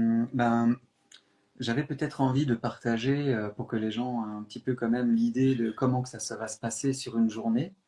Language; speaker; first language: French; native; French